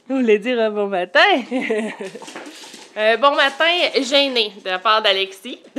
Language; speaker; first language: French; native; French